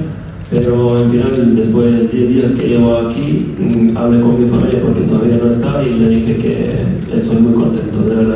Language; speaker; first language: Spanish; non-native, fluent; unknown